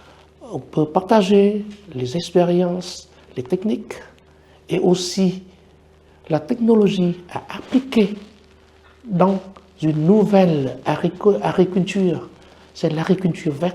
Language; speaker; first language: French; non-native, fluent; Vietnamese